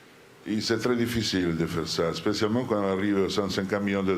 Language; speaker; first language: French; non-native, learner; Italian